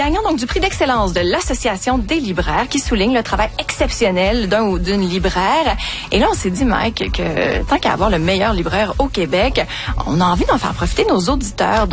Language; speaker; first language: French; native; French